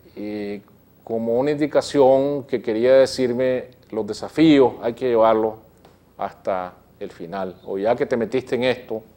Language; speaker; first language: Spanish; native; Spanish